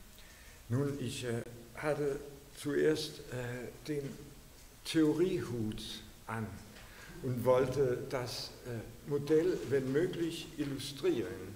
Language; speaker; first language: German; non-native, fluent; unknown